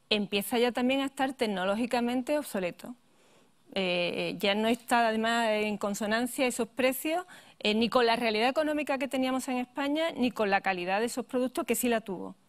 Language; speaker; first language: Spanish; native; Spanish